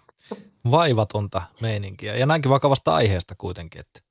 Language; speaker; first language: Finnish; native; Finnish